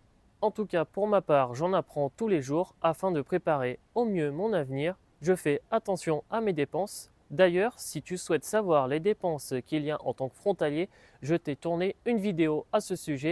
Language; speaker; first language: French; native; French